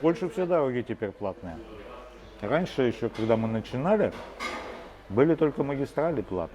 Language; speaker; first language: Russian; native; Russian